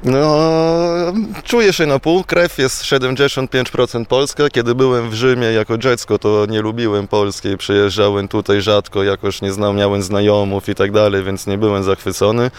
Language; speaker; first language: Polish; non-native, fluent; Italian